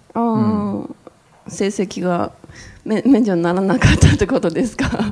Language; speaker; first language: Japanese; non-native, fluent; Chinese